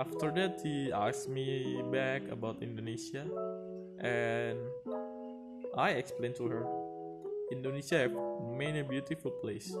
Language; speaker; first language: English; non-native, learner; Indonesian